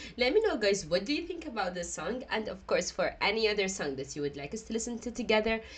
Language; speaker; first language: English; non-native, fluent; Arabic